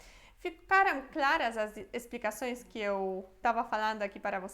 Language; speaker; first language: Portuguese; non-native, fluent; Polish